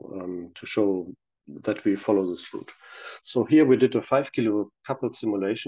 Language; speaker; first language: English; non-native, fluent; German